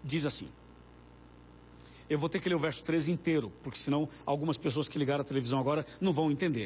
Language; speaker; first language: Portuguese; native; Portuguese